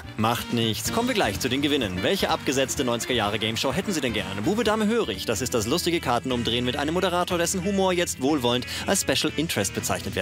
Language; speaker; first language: German; native; German